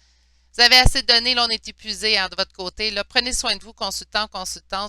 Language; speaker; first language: French; native; French